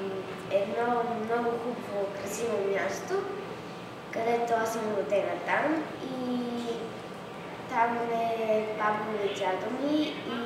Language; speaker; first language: Bulgarian; early bilingual, other home language; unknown